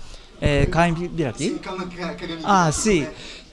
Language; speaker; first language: Italian; non-native, learner; Japanese